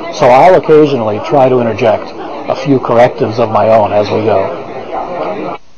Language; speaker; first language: English; native; English